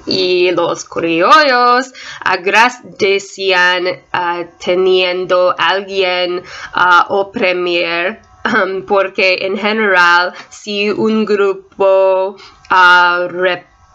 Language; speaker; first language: Spanish; non-native, learner; English